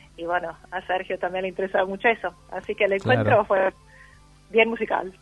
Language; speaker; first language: Spanish; non-native, fluent; Swedish